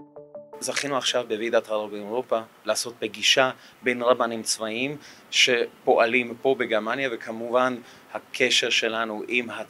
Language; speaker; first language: Hebrew; non-native, fluent; German